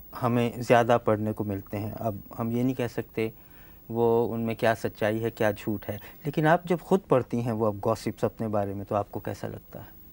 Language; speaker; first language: Hindi; native; Hindi